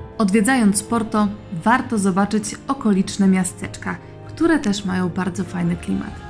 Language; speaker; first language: Polish; native; Polish